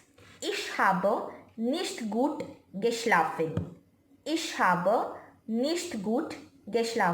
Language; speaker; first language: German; non-native, fluent; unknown